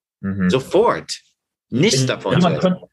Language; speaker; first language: German; non-native, learner; English